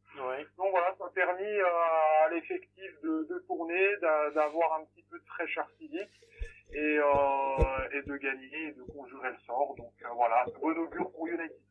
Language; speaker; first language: French; native; French